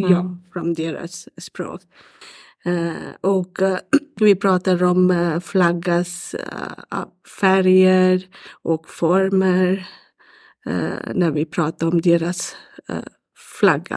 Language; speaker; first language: Swedish; non-native, learner; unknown